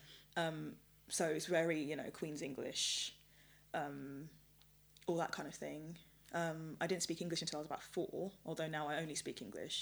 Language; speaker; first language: English; early bilingual, other home language; Yoruba